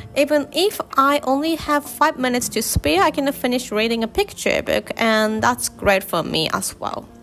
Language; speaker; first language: English; non-native, fluent; Japanese